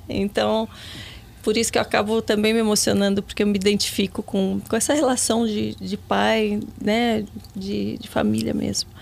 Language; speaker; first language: Portuguese; native; Portuguese